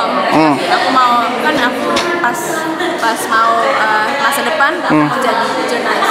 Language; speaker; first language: Indonesian; early bilingual, heritage; English